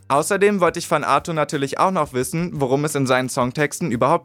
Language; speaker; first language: German; native; German